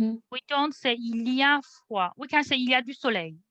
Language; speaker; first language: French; non-native, fluent; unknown